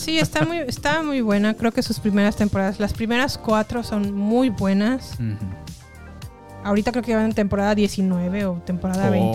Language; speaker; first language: Spanish; native; Spanish